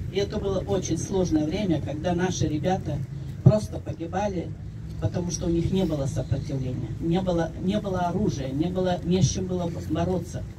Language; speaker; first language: Russian; non-native, local second language; Chechen